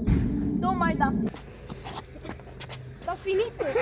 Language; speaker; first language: Italian; early bilingual, other home language; Igbo